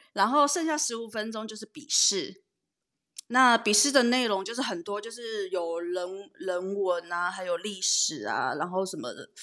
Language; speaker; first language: Chinese; native; Chinese